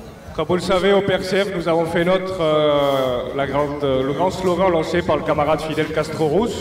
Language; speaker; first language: French; native; French